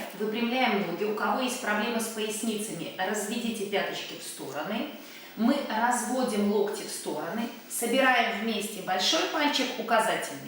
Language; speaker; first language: Russian; native; Russian